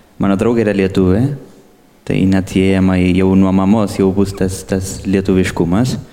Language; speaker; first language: Lithuanian; early bilingual, heritage; Lithuanian